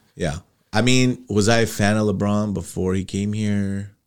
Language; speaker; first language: English; early bilingual, other home language; Arabic